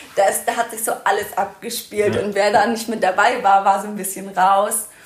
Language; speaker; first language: German; early bilingual, other home language; Persian